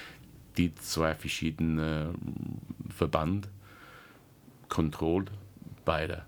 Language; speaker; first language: German; non-native, learner; English